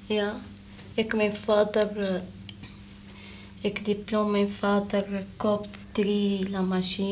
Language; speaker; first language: Dutch; non-native, learner; Arabic